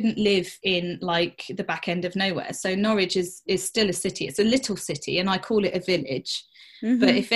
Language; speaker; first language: English; native; English